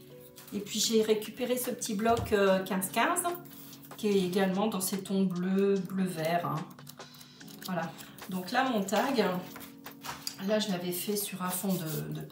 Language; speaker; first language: French; native; French